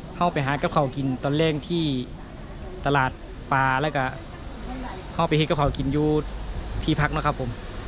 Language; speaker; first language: Thai; native; Thai